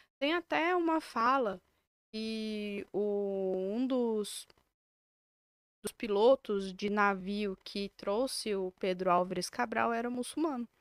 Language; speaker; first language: Portuguese; native; Portuguese